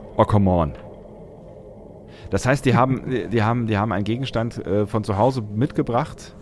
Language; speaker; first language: German; native; German